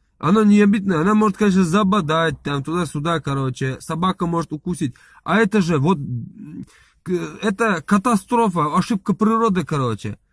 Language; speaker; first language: Russian; non-native, local second language; Chechen